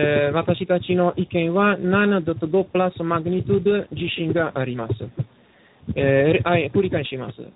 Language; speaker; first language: Japanese; non-native, learner; Italian